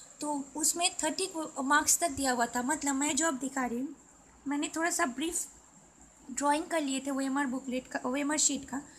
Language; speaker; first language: Hindi; non-native, local second language; Bangla